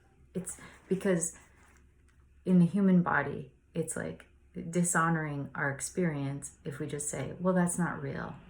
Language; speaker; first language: English; native; English